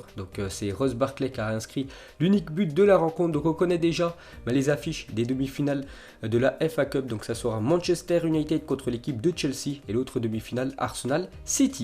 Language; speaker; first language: French; native; French